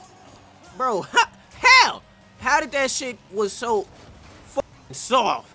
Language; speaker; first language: English; native; English